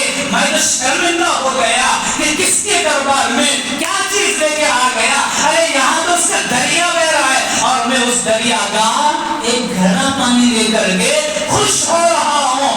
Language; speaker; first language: Urdu; native; Urdu